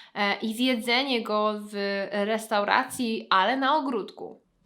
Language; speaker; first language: Polish; native; Polish